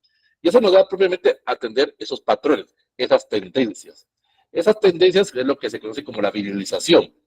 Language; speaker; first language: Spanish; native; Spanish